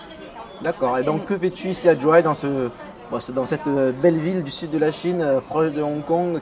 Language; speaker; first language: French; native; French